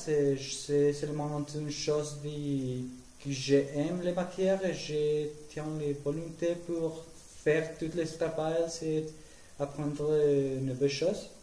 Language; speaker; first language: French; non-native, learner; Spanish